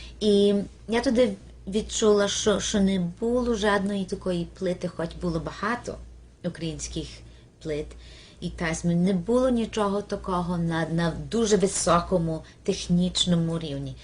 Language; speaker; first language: Ukrainian; early bilingual, heritage; Ukrainian